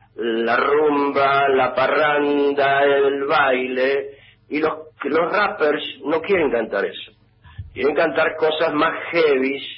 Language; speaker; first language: Spanish; native; Spanish